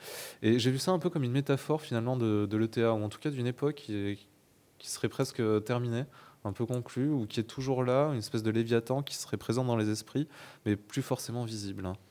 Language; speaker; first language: French; native; French